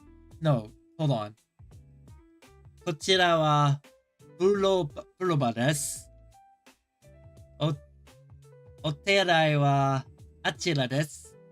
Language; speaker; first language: Japanese; non-native, learner; English